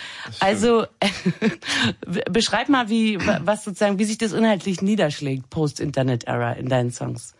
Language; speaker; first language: German; native; German